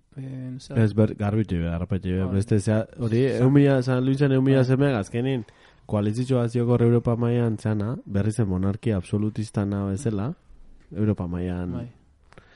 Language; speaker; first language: Basque; native; Basque